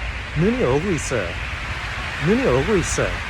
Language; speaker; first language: Korean; non-native, fluent; English